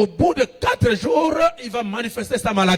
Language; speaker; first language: French; non-native, local second language; Lingala